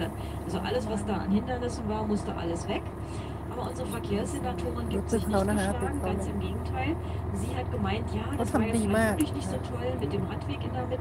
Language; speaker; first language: German; native; German